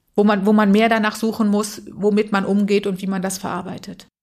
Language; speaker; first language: German; native; German